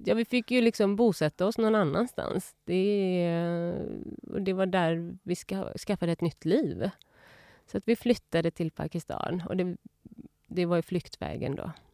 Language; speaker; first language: Swedish; early bilingual, other home language; Persian